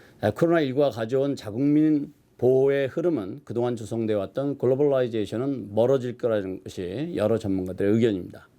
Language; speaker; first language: Korean; native; Korean